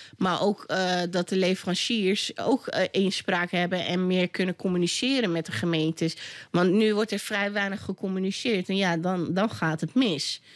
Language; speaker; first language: Dutch; native; Dutch